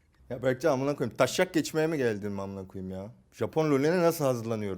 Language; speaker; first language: Turkish; non-native, fluent; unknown